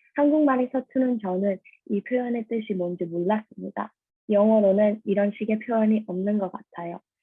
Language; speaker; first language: Korean; early bilingual, heritage; Korean